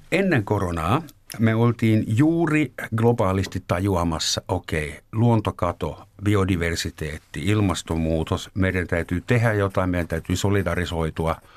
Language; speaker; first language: Finnish; native; Finnish